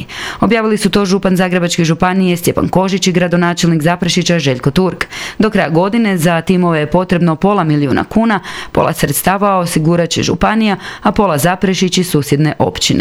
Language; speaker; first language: Croatian; native; Croatian